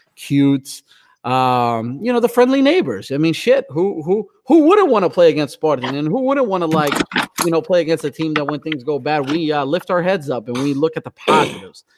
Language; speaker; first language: English; early bilingual, other home language; Portuguese